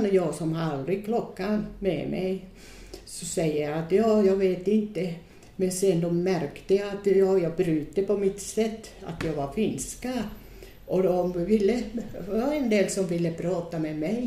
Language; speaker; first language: Swedish; non-native, fluent; Finnish